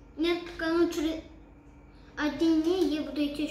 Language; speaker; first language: Russian; early bilingual, heritage; Tajik